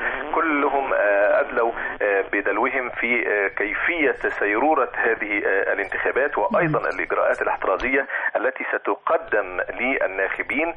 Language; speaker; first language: Arabic; native; Arabic